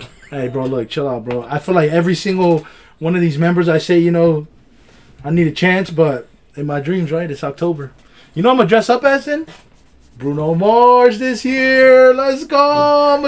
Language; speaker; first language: English; early bilingual, other home language; Spanish